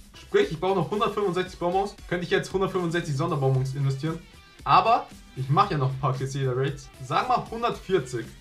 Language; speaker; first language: German; native; German